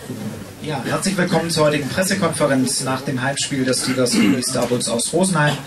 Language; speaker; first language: German; native; German